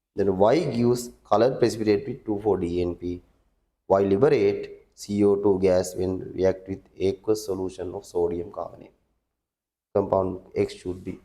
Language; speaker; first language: English; non-native, local second language; Sinhala